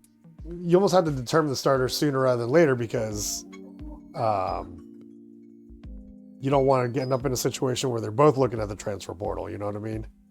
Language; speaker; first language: English; native; English